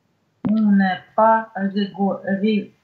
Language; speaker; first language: French; non-native, learner; Russian